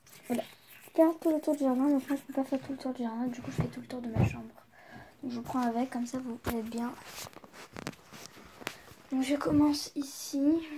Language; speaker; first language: French; native; French